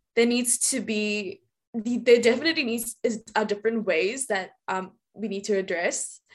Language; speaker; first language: English; native; English